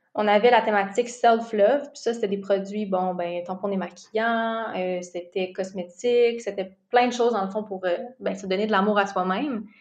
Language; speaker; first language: French; native; French